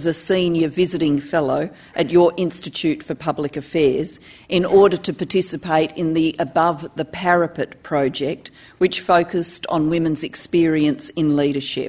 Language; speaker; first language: English; native; English